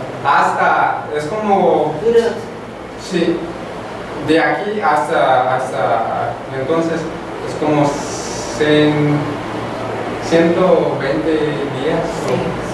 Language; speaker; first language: Spanish; non-native, fluent; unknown